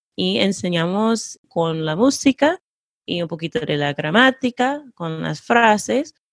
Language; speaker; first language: Spanish; non-native, fluent; English